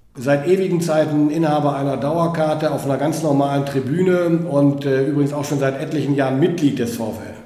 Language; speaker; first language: German; native; German